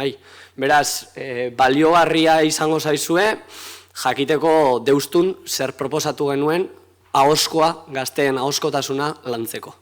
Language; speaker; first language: Basque; native; Basque